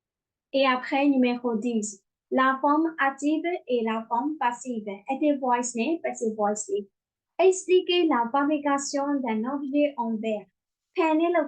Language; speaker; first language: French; non-native, fluent; Burmese